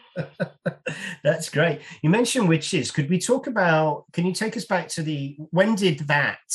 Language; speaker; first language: English; native; English